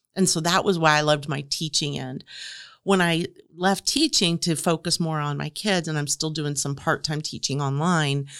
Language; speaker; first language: English; native; English